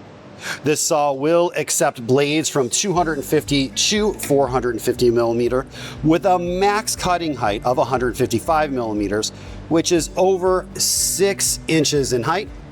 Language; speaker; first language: English; native; English